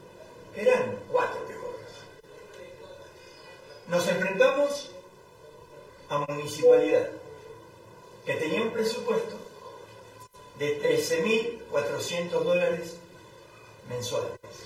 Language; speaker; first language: Spanish; native; Spanish